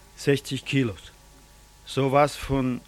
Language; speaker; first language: German; early bilingual, heritage; German